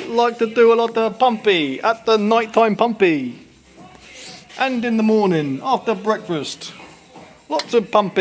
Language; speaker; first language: English; native; English